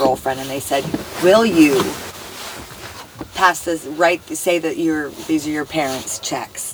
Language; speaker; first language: English; native; English